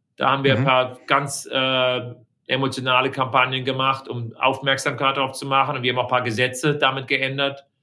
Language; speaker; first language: German; native; German